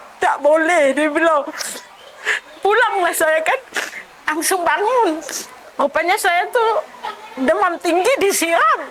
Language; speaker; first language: Indonesian; non-native, local second language; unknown